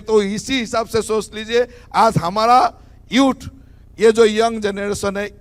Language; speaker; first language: Hindi; non-native, local second language; Assamese